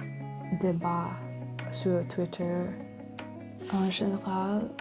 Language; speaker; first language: French; non-native, learner; English